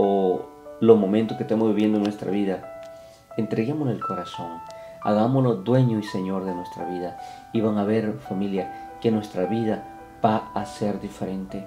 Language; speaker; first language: Spanish; native; Spanish